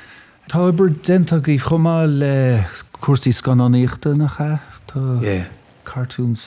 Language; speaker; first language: Irish; native; Irish